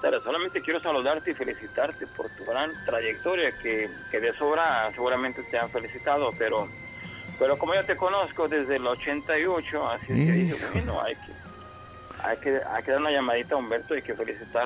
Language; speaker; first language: Spanish; native; Spanish